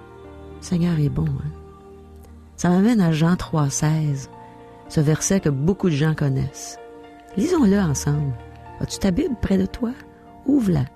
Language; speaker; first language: French; native; French